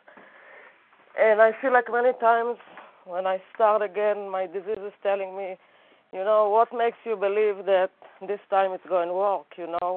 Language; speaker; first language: English; non-native, fluent; Hebrew